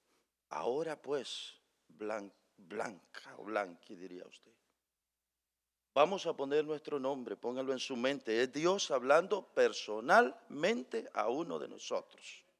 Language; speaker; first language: Spanish; native; Spanish